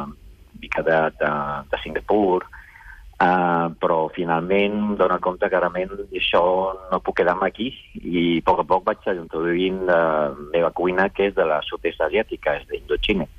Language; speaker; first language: Catalan; non-native, fluent; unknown